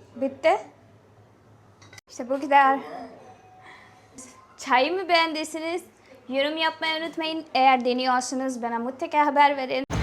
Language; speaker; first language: Turkish; non-native, fluent; Hindi